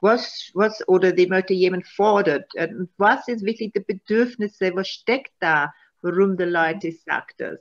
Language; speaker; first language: German; non-native, learner; Maltese